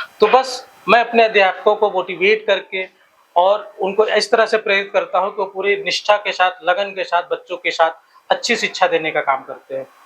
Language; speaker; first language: Hindi; native; Hindi